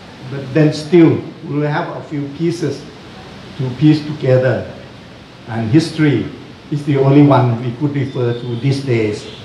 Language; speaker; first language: English; non-native, fluent; Thai